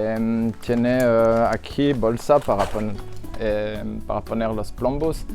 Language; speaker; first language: Spanish; non-native, learner; French